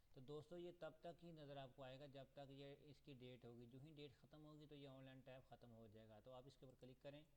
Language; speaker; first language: Urdu; non-native, local second language; Punjabi